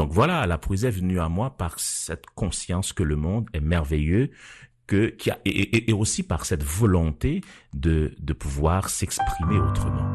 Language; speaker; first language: French; non-native, local second language; Haitian Creole